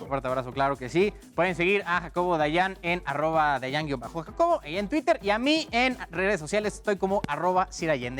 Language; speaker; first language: Spanish; native; Spanish